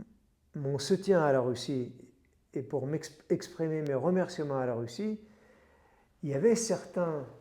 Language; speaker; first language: French; non-native, fluent; Arabic